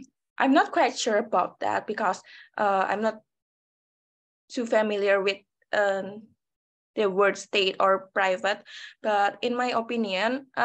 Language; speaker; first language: English; non-native, learner; Indonesian